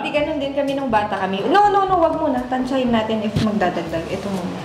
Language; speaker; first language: Filipino; native; Filipino